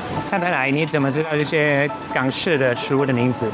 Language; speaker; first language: Chinese; non-native, fluent; English